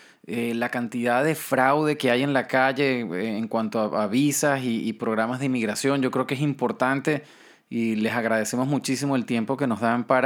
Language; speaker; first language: Spanish; native; Spanish